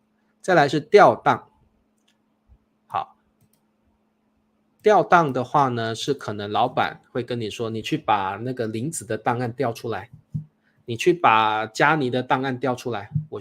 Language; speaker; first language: Chinese; native; Chinese